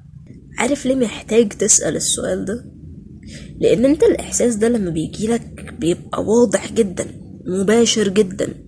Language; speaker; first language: Arabic; native; Arabic